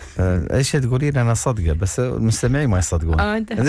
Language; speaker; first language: Arabic; native; Arabic